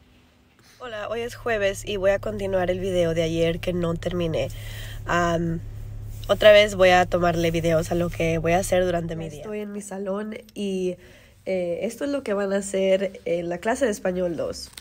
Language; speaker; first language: Spanish; early bilingual, heritage; Spanish